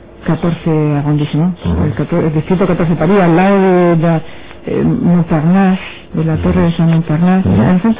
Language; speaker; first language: Spanish; native; Spanish